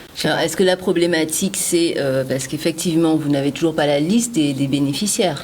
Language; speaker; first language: French; native; French